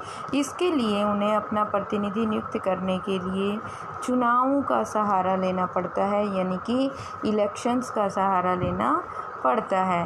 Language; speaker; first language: Hindi; native; Hindi